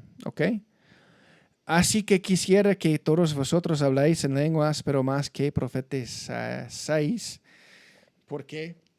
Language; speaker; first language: Spanish; non-native, fluent; English